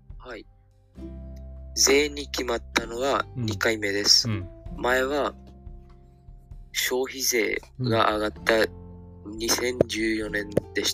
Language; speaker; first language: Japanese; non-native, learner; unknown